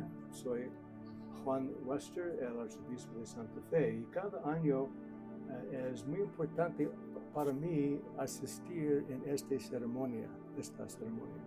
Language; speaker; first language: Spanish; non-native, learner; English